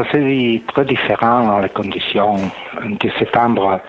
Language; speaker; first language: French; non-native, learner; Catalan